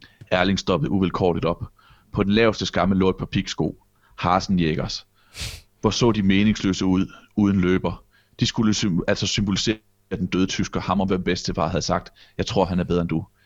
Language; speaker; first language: Danish; native; Danish